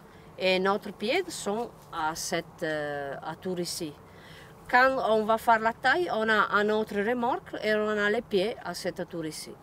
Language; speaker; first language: French; non-native, learner; Italian